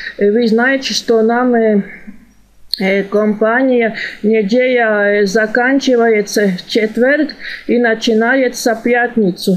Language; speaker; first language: Russian; non-native, fluent; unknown